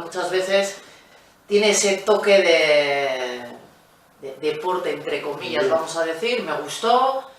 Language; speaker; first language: Spanish; native; Spanish